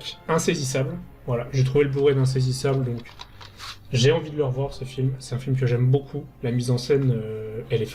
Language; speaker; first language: French; native; French